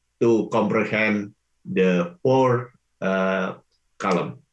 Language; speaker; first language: English; non-native, learner; Indonesian